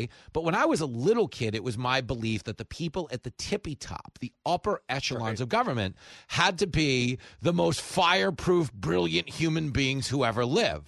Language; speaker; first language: English; native; English